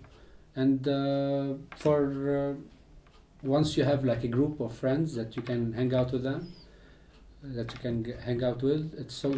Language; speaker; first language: English; non-native, fluent; Arabic